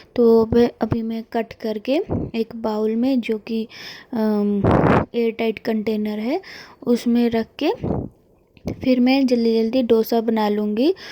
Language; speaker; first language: Hindi; non-native, local second language; Bangla